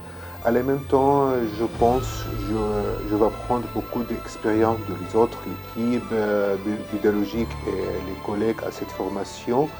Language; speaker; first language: French; non-native, learner; Arabic